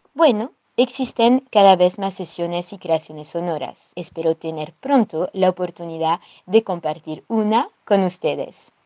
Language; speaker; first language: Spanish; non-native, fluent; French